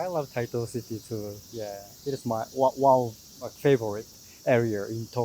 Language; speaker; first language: English; non-native, fluent; Japanese